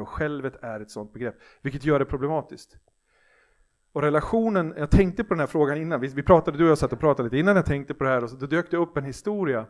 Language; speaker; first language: Swedish; native; Swedish